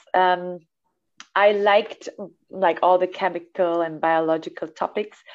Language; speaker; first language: English; non-native, fluent; German